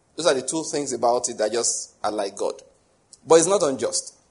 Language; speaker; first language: English; non-native, local second language; Yoruba